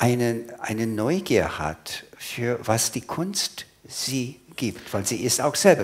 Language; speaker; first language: German; non-native, fluent; English